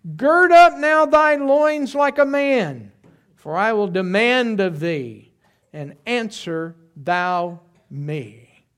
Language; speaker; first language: English; native; English